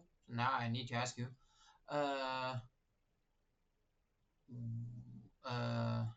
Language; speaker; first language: English; non-native, fluent; Chinese